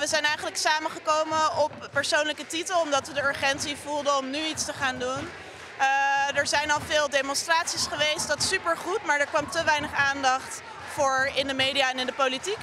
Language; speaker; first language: Dutch; native; Dutch